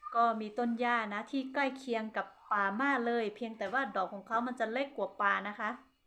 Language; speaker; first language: Thai; non-native, local second language; Hmong